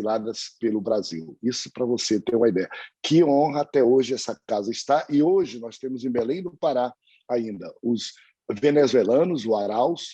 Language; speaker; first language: Portuguese; native; Portuguese